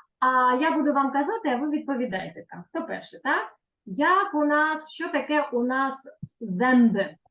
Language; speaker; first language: Polish; non-native, fluent; Ukrainian